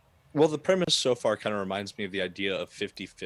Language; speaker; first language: English; native; English